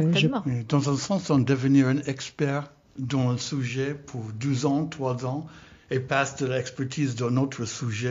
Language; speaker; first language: French; non-native, learner; English